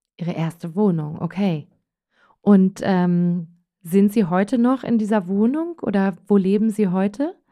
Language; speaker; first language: German; native; German